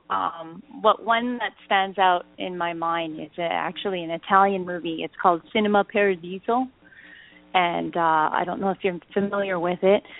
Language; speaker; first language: English; native; English